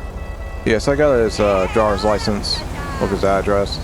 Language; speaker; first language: English; native; English